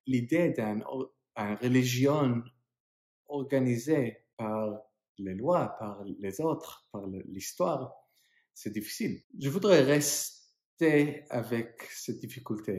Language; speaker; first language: French; non-native, fluent; English